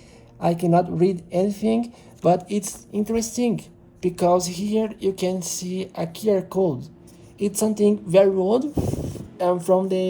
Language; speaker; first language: English; non-native, learner; Portuguese